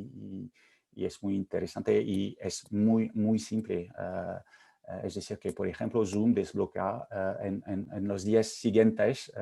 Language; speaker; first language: Spanish; non-native, fluent; French